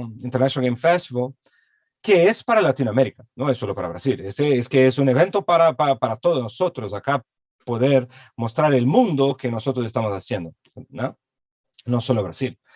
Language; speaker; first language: Spanish; non-native, fluent; Portuguese